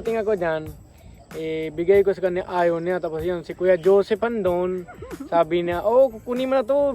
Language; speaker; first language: Filipino; non-native, learner; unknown